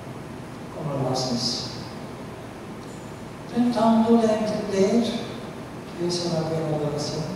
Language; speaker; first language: Spanish; non-native, fluent; Norwegian